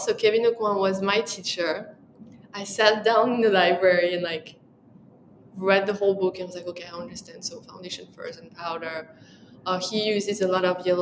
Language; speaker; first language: English; non-native, fluent; French